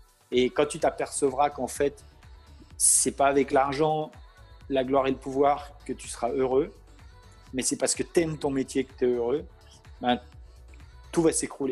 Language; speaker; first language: French; native; French